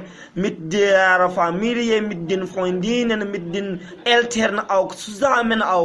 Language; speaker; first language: German; non-native, learner; Bambara